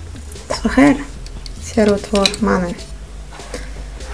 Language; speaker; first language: Swedish; non-native, learner; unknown